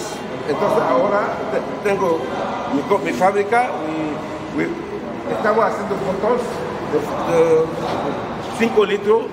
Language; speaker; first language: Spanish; non-native, learner; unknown